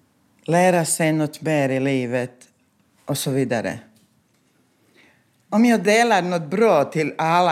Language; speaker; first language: Swedish; non-native, fluent; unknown